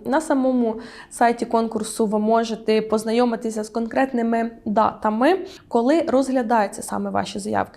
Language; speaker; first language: Ukrainian; native; Ukrainian